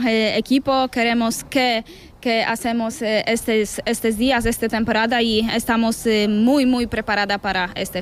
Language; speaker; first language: Spanish; non-native, learner; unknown